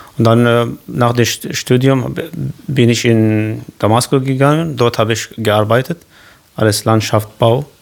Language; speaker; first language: German; non-native, learner; Kurdish